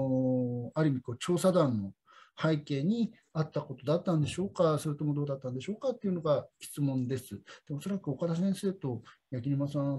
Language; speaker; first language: Japanese; native; Japanese